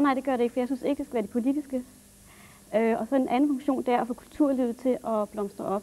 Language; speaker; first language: Danish; native; Danish